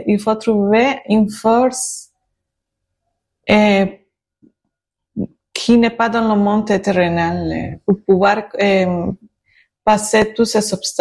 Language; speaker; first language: French; non-native, learner; Spanish